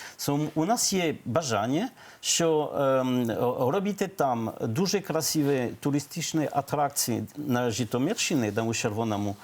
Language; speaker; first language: Ukrainian; non-native, learner; French